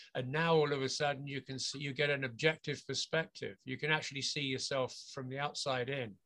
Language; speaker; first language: English; native; English